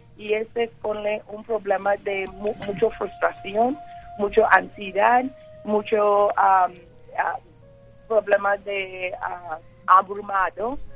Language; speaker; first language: Spanish; non-native, learner; English